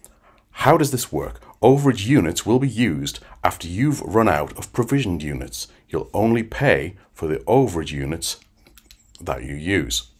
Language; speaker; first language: English; native; English